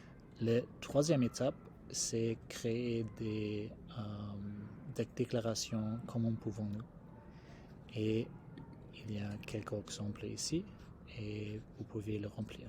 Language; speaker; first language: French; non-native, fluent; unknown